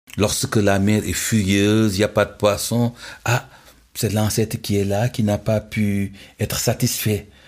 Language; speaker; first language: French; non-native, local second language; Wolof